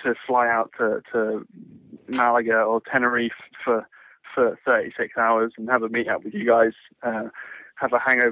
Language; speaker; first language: English; native; English